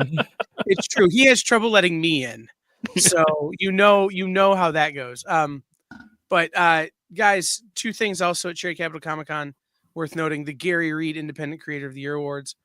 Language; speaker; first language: English; native; English